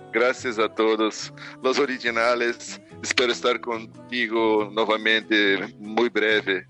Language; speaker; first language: Spanish; non-native, learner; Portuguese